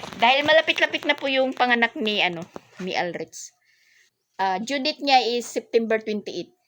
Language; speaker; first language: Filipino; non-native, local second language; Waray